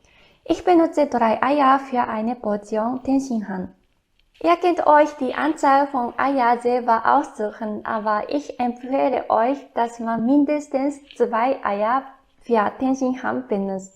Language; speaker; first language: German; non-native, fluent; Japanese